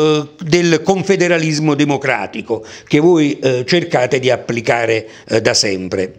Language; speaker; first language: Italian; native; Italian